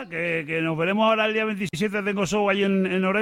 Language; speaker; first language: Spanish; native; Spanish